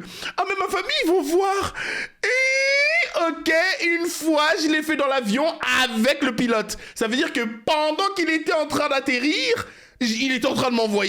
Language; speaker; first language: French; native; French